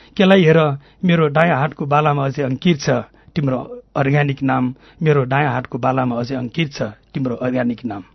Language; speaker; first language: Nepali; non-native, local second language; Newari